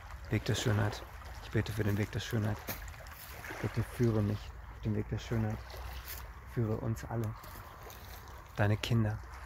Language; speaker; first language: German; native; German